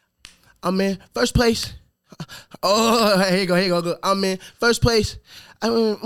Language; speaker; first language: English; native; English